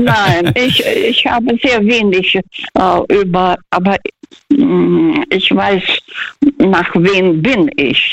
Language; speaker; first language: German; early bilingual, heritage; Russian